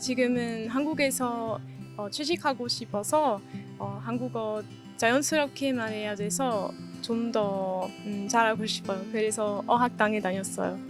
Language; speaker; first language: Korean; non-native, learner; French